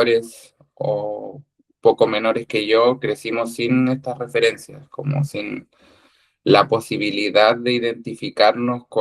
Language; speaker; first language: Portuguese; non-native, learner; Spanish